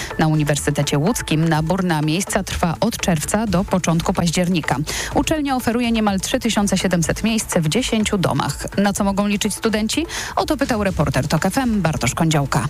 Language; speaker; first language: Polish; native; Polish